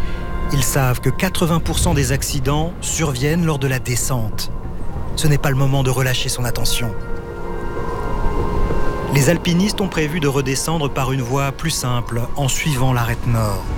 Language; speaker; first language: French; native; French